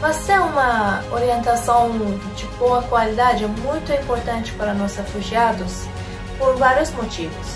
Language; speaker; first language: Portuguese; non-native, fluent; Persian